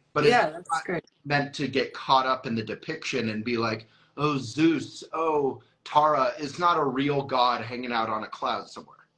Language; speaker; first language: English; native; English